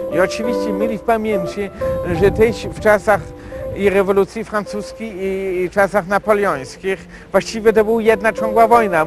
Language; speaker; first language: Polish; non-native, fluent; German